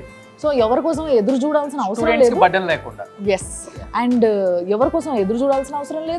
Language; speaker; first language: Telugu; native; Telugu